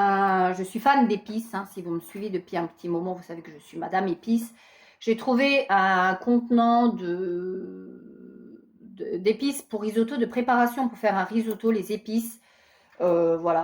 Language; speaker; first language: French; native; French